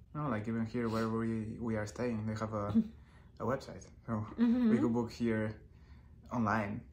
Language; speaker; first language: English; non-native, fluent; Spanish